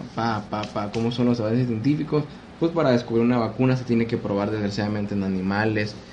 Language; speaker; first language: Spanish; native; Spanish